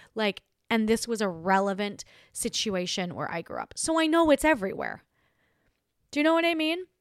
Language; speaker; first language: English; native; English